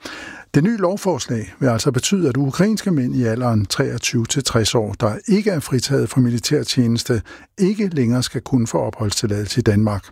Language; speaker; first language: Danish; native; Danish